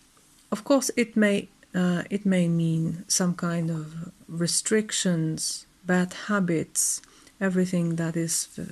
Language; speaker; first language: English; non-native, fluent; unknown